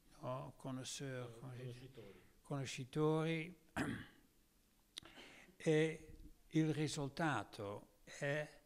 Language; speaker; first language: Italian; non-native, learner; Dutch